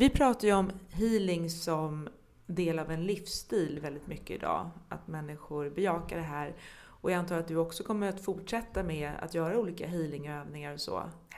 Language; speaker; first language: Swedish; native; Swedish